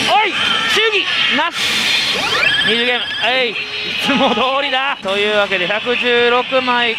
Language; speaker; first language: Japanese; native; Japanese